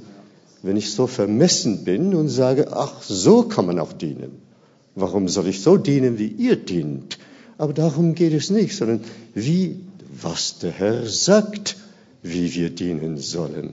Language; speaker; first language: German; non-native, fluent; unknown